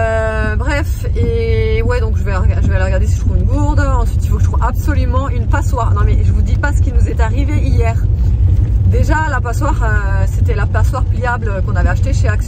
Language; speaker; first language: French; native; French